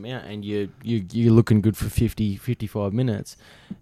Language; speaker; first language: English; native; English